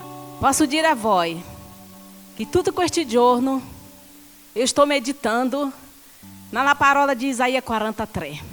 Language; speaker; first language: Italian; non-native, learner; Portuguese